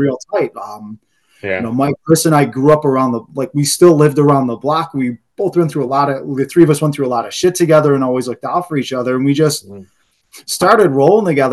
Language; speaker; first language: English; native; English